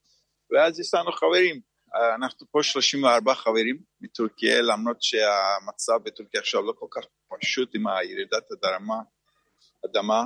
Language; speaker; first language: Hebrew; non-native, fluent; Turkish